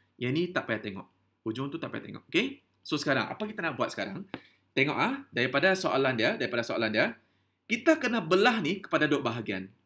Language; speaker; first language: Malay; non-native, local second language; Chinese